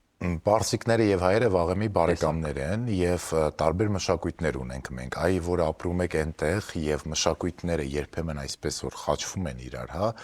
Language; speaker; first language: Armenian; native; Armenian